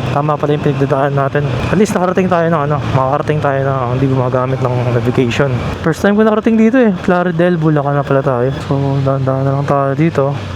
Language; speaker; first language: Filipino; native; Filipino